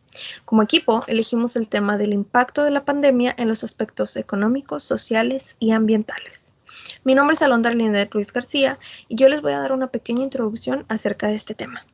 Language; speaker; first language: Spanish; native; Spanish